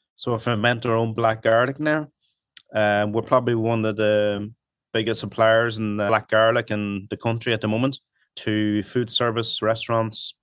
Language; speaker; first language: English; early bilingual, other home language; Cantonese